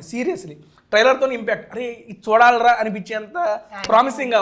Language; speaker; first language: Telugu; native; Telugu